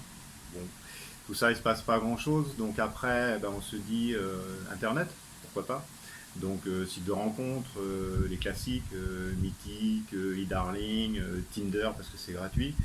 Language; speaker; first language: French; native; French